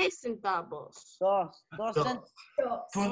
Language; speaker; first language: Spanish; non-native, learner; English